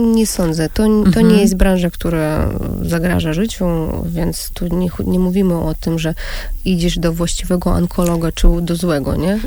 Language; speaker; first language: Polish; non-native, fluent; Russian